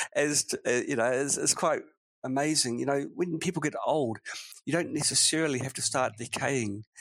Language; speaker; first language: English; native; English